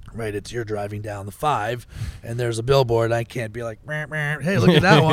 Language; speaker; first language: English; native; English